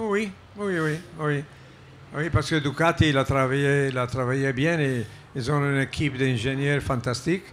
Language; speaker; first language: French; non-native, fluent; Italian